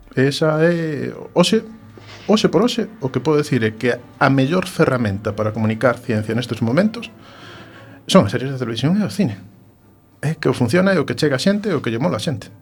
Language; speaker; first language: Galician; native; Galician